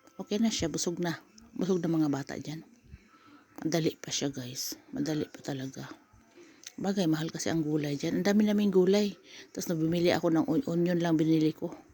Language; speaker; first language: Filipino; native; Filipino